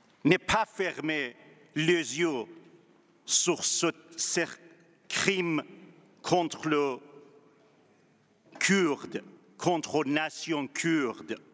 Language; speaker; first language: French; non-native, learner; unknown